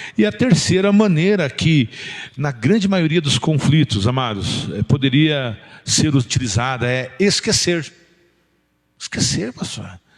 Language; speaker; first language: Portuguese; native; Portuguese